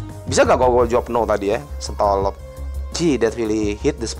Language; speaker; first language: English; non-native, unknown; Indonesian